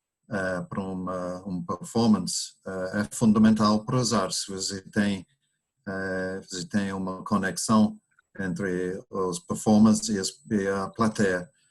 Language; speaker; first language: Portuguese; non-native, fluent; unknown